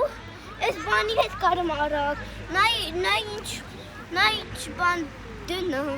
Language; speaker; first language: Armenian; early bilingual, heritage; Armenian